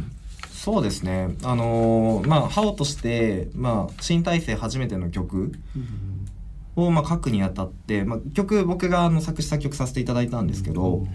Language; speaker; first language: Japanese; native; Japanese